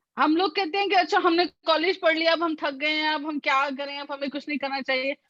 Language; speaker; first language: Urdu; native; Urdu